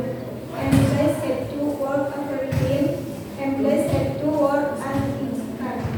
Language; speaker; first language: English; non-native, learner; Indonesian